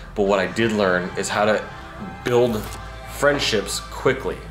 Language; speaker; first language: English; native; English